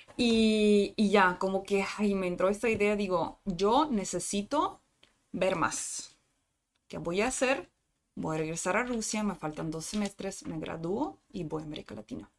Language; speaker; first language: Spanish; non-native, fluent; Russian